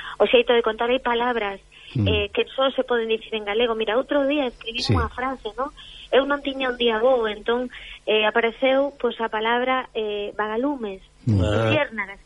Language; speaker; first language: Galician; non-native, local second language; Spanish